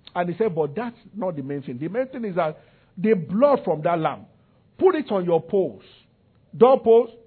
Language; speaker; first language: English; non-native, local second language; Yoruba